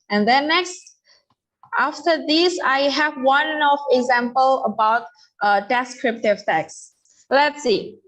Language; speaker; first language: English; non-native, learner; Indonesian